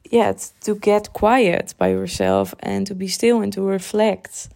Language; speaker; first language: English; non-native, fluent; Dutch